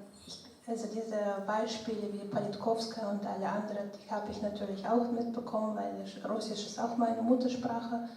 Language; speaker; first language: German; non-native, fluent; Russian